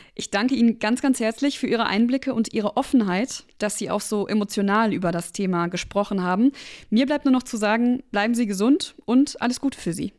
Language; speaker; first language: German; native; German